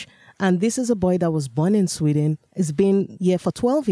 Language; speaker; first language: English; non-native, local second language; Yoruba